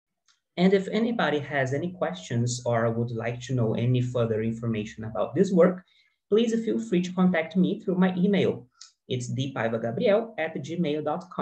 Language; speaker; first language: English; non-native, fluent; Portuguese